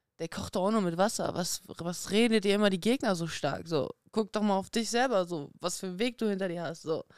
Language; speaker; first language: German; early bilingual, other home language; Russian